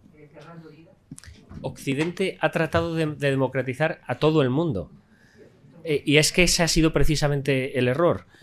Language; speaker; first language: Spanish; native; Spanish